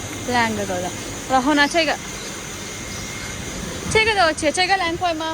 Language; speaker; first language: Chinese; non-native, learner; Kannada